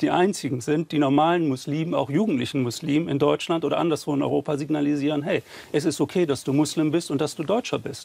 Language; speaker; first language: German; native; German